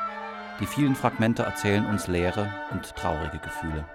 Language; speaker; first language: German; native; German